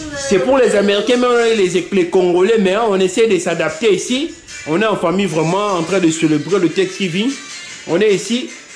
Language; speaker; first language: French; non-native, local second language; Lingala